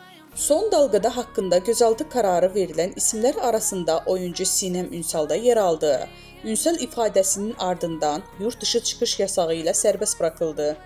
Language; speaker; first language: Turkish; native; Turkish